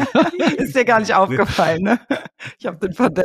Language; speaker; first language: German; native; German